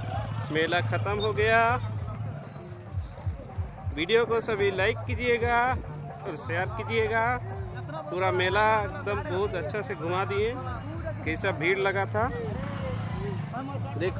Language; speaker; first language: Hindi; non-native, local second language; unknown